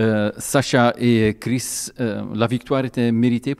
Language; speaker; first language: French; non-native, local second language; Dutch